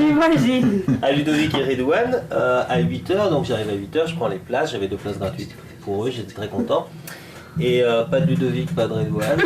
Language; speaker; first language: French; native; French